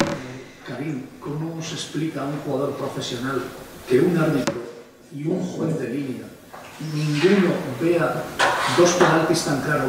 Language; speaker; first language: Spanish; native; Spanish